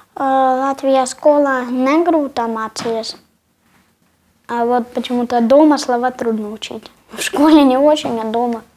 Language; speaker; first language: Russian; non-native, local second language; Latvian